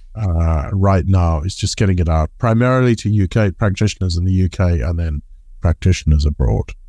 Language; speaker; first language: English; native; English